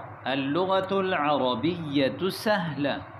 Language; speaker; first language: Arabic; non-native, fluent; Urdu